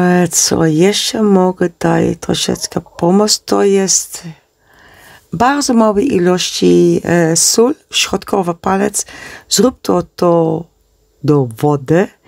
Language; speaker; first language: Polish; non-native, learner; Dutch